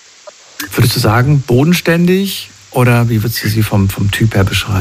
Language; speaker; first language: German; native; German